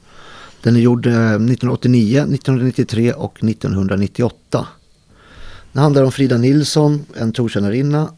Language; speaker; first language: Swedish; native; Swedish